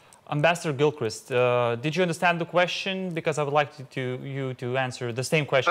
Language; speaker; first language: English; non-native, fluent; Lithuanian